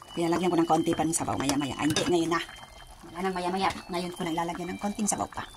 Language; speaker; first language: Filipino; non-native, local second language; Iloko